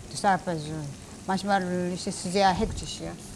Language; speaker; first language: German; non-native, learner; Japanese